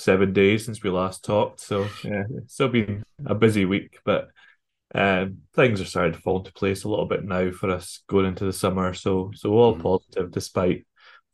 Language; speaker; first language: English; native; English